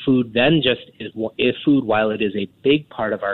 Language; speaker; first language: English; native; English